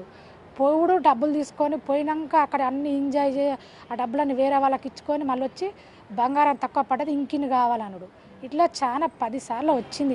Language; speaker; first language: Telugu; native; Telugu